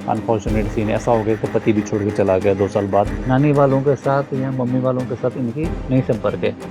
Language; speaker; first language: Hindi; native; Hindi